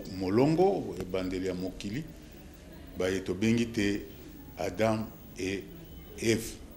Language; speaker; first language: Lingala; native; Lingala